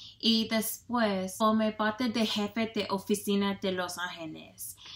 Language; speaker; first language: Spanish; non-native, learner; English